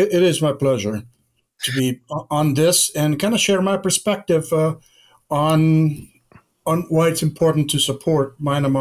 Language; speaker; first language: English; non-native, local second language; Gujarati